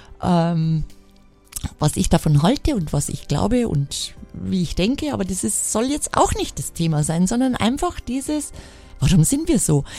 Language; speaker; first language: German; native; German